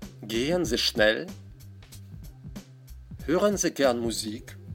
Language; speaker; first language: German; non-native, fluent; Russian